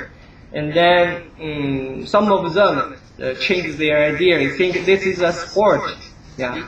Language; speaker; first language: English; non-native, learner; Chinese